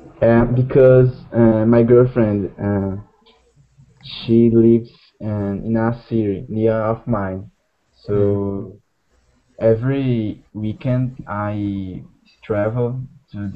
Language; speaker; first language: English; non-native, learner; Portuguese